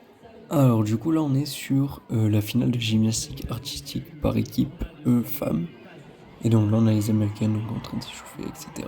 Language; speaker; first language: French; native; French